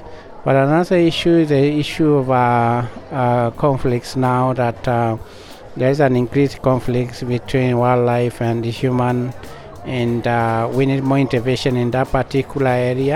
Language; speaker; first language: English; non-native, local second language; Masai